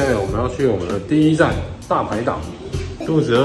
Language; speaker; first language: Chinese; native; Chinese